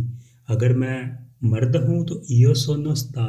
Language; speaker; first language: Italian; non-native, fluent; Urdu